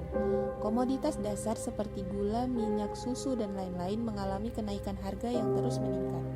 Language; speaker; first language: Indonesian; native; Indonesian